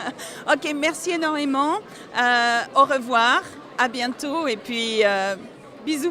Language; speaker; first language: French; non-native, fluent; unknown